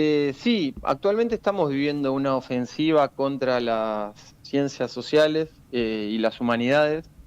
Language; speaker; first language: Spanish; native; Spanish